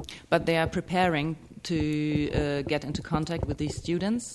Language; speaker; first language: English; non-native, fluent; German